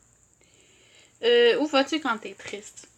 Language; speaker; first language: French; native; French